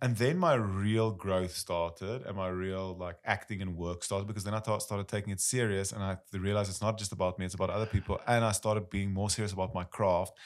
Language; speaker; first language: English; non-native, local second language; Afrikaans